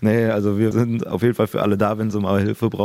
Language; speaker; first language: German; native; German